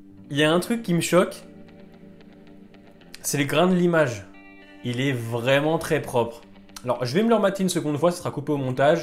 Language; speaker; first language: French; native; French